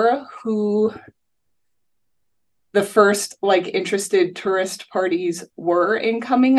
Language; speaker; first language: English; native; English